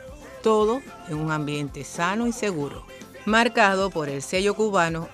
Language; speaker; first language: Spanish; native; Spanish